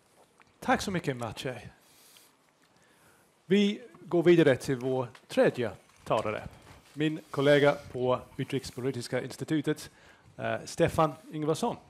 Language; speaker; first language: Swedish; non-native, fluent; English